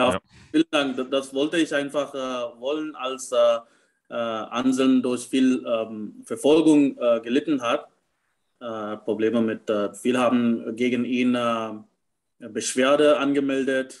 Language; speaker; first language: German; non-native, fluent; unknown